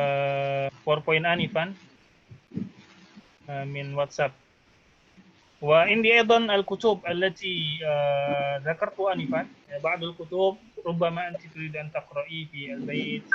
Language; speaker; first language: Arabic; non-native, fluent; Indonesian